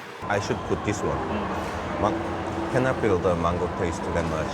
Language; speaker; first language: English; non-native, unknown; Korean